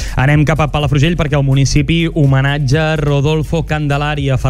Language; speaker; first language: Catalan; native; Catalan